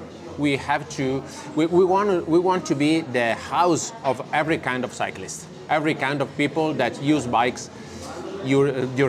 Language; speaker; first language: English; non-native, fluent; Italian